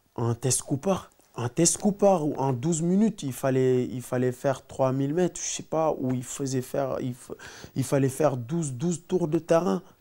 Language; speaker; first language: French; non-native, local second language; Wolof